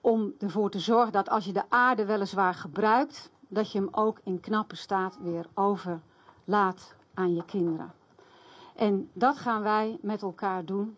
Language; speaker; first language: Dutch; native; Dutch